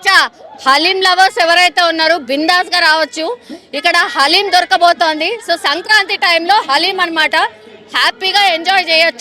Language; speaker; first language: Telugu; native; Telugu